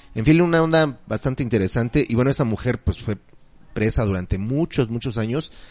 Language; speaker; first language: Spanish; native; Spanish